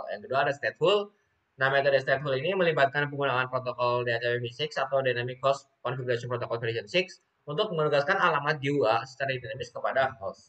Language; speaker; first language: Indonesian; native; Indonesian